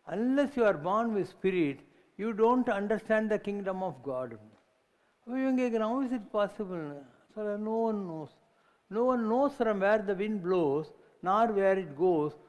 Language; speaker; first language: English; non-native, local second language; Tamil